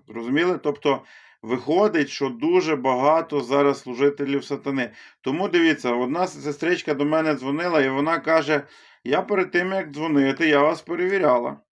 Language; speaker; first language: Ukrainian; native; Ukrainian